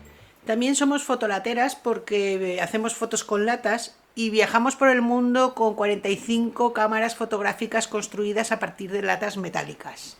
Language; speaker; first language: Spanish; native; Spanish